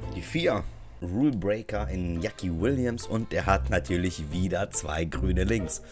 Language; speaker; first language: German; early bilingual, other home language; Russian